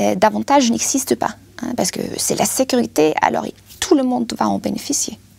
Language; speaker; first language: French; non-native, fluent; German